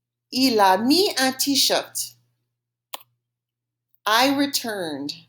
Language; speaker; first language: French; non-native, fluent; English